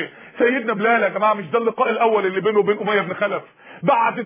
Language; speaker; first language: Arabic; native; Arabic